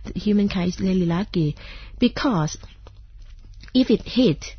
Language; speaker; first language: English; non-native, fluent; Thai